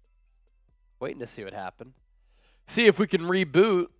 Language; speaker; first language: English; native; English